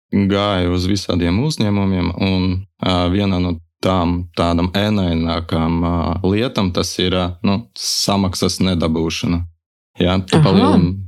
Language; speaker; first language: Latvian; non-native, local second language; Russian